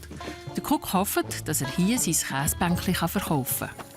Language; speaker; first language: German; native; German